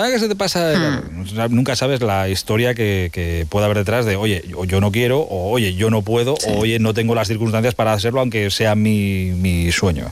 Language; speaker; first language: Spanish; native; Spanish